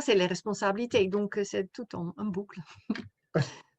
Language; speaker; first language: French; non-native, fluent; Dutch